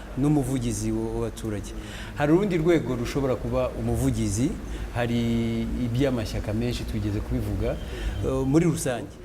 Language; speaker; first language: Kinyarwanda; native; Kinyarwanda